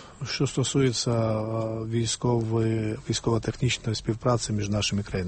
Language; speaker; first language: Ukrainian; non-native, fluent; Georgian